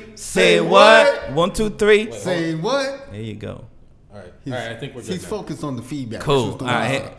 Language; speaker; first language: English; non-native, fluent; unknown